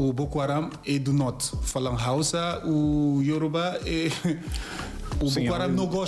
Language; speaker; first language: Portuguese; non-native, learner; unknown